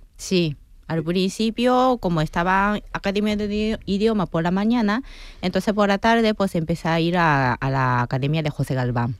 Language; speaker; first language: Spanish; non-native, fluent; Japanese